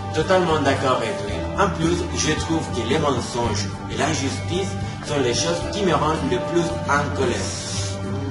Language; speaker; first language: French; non-native, learner; Spanish